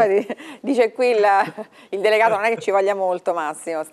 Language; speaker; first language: Italian; native; Italian